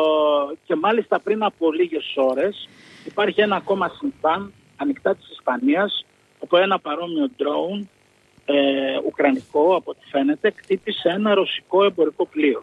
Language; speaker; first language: Greek; native; Greek